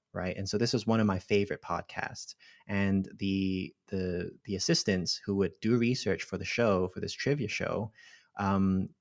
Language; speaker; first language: English; non-native, local second language; Cantonese